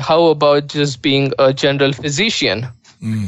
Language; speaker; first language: English; non-native, local second language; Marathi